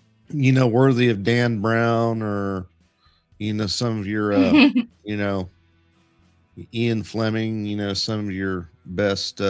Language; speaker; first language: English; native; English